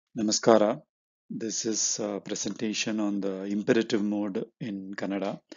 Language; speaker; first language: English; non-native, local second language; Hindi